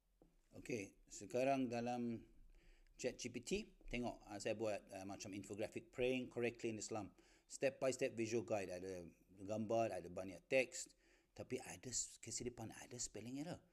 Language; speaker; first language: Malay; non-native, learner; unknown